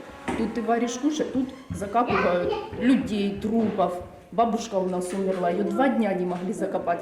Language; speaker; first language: Russian; native; Russian